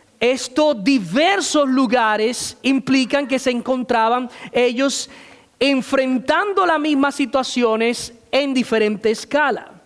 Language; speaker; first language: Spanish; native; Spanish